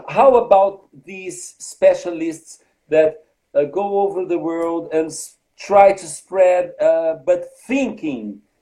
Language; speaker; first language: English; non-native, fluent; Portuguese